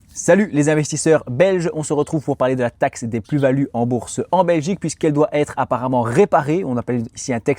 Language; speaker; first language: French; native; French